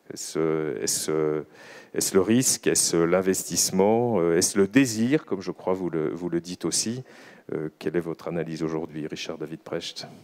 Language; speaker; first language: French; native; French